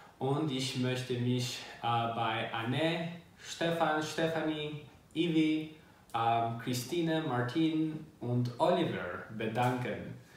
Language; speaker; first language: German; non-native, learner; Albanian